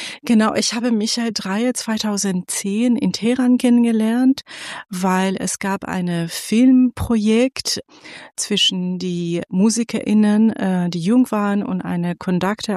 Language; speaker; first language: German; non-native, fluent; Persian